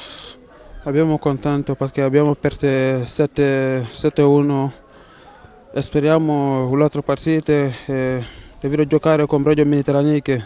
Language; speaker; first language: Italian; non-native, learner; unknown